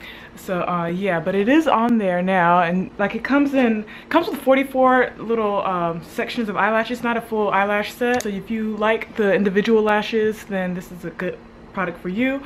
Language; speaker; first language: English; native; English